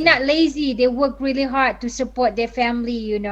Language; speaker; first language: English; early bilingual, other home language; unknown